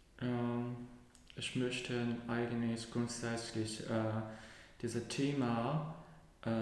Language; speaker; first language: German; non-native, learner; Cantonese